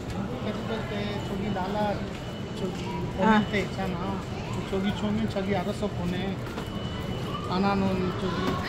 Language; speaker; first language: Korean; non-native, learner; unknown